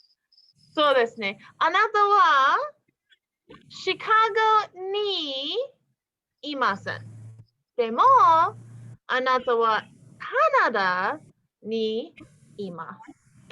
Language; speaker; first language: Japanese; non-native, fluent; English